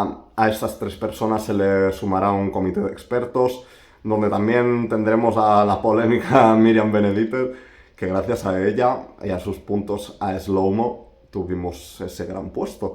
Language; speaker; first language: Spanish; native; Spanish